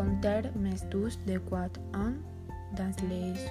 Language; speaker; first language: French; non-native, learner; Spanish